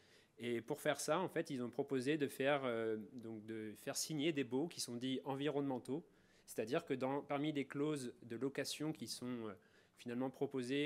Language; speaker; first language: French; native; French